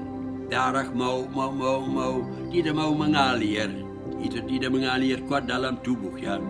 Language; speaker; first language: Indonesian; non-native, fluent; Dutch